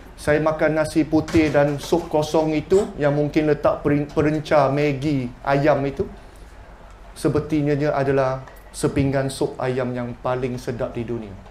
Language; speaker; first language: Malay; non-native, local second language; Chinese